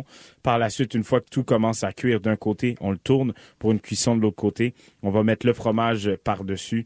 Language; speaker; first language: French; native; French